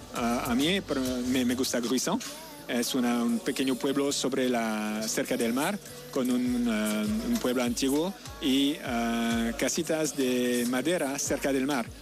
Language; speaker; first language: Spanish; non-native, learner; French